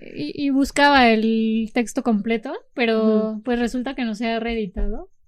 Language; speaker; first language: Spanish; native; Spanish